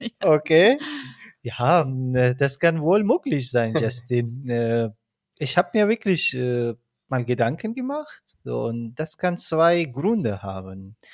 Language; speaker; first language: German; non-native, fluent; Persian